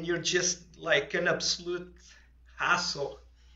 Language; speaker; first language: English; non-native, fluent; Portuguese